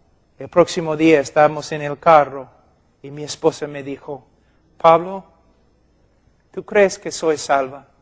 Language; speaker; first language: Spanish; non-native, fluent; English